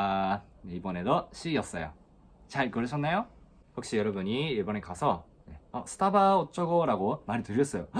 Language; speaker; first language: Korean; non-native, fluent; Japanese